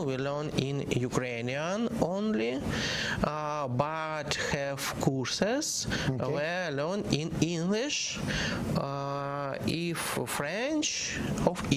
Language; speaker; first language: English; non-native, learner; Ukrainian